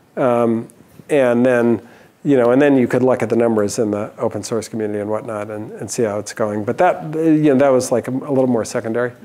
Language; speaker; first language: English; native; English